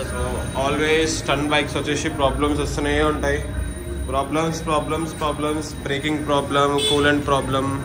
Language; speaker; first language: Telugu; native; Telugu